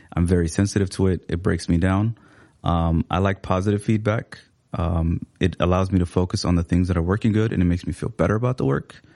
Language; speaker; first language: English; early bilingual, other home language; Somali